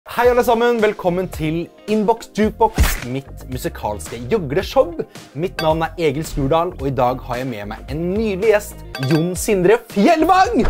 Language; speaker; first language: Norwegian; native; Norwegian